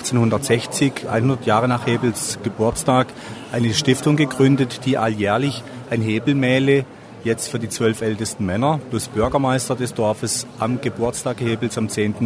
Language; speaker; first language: German; native; German